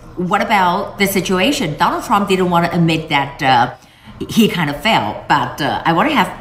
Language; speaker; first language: English; non-native, fluent; Chinese